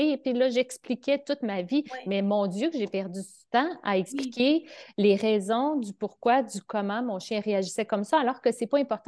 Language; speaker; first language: French; native; French